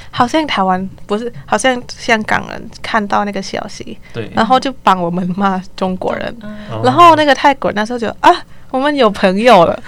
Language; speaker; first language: Chinese; non-native, learner; Thai